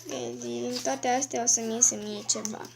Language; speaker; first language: Romanian; native; Romanian